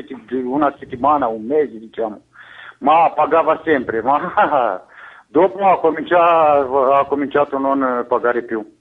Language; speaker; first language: Italian; non-native, fluent; Romanian